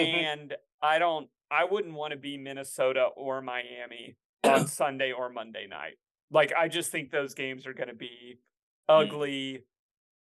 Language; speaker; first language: English; native; English